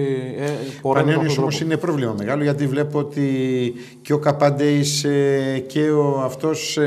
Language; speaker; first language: Greek; native; Greek